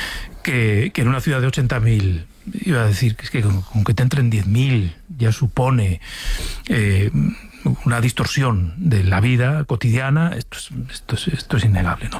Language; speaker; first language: Spanish; native; Spanish